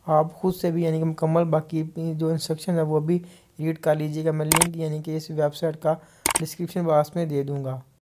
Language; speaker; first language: Urdu; non-native, local second language; Punjabi